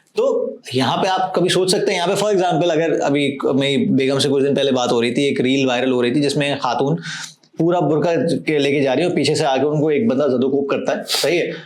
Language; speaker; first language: Urdu; native; Urdu